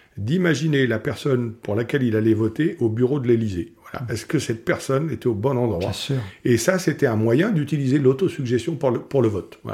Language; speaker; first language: French; native; French